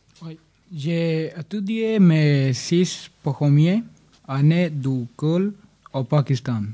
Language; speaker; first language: French; non-native, learner; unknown